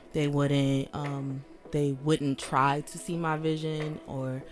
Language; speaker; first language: English; native; English